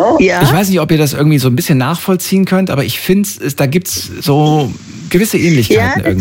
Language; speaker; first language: German; native; German